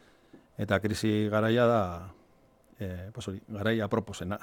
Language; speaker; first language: Basque; non-native, local second language; Spanish